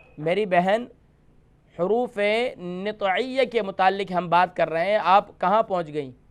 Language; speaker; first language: Urdu; native; Urdu